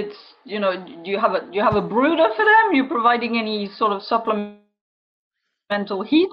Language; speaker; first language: English; non-native, fluent; French